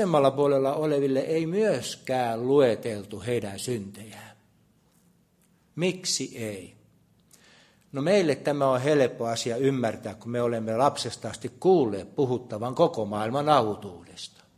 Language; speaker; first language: Finnish; native; Finnish